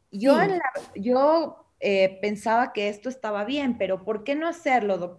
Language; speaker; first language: Spanish; native; Spanish